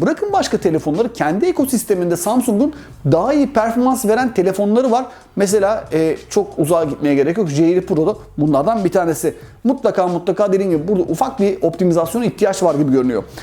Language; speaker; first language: Turkish; native; Turkish